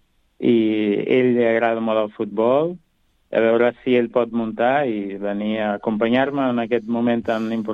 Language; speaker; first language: Catalan; non-native, fluent; Kabuverdianu